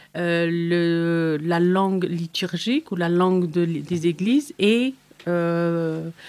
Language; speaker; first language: French; non-native, fluent; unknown